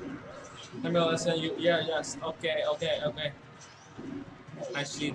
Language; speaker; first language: English; non-native, learner; Vietnamese